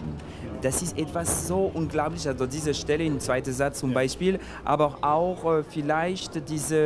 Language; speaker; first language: German; non-native, fluent; French